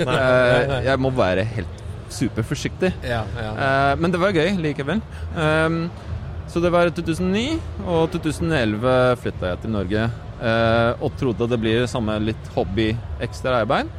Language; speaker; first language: Norwegian; non-native, fluent; Polish